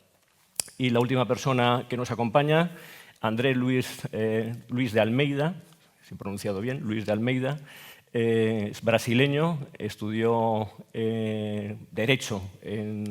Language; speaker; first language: Spanish; native; Spanish